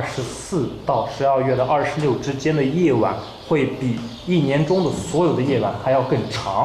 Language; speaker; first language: Chinese; native; Chinese